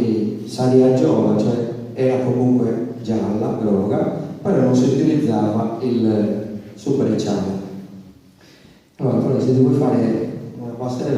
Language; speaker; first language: Italian; native; Italian